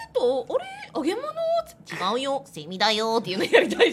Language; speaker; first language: Japanese; native; Japanese